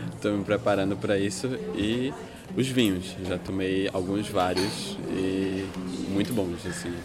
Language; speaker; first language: Portuguese; native; Portuguese